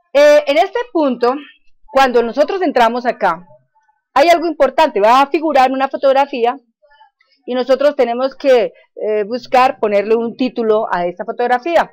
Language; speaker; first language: Spanish; native; Spanish